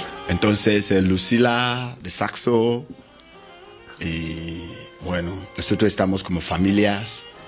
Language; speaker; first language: Spanish; non-native, learner; Ewe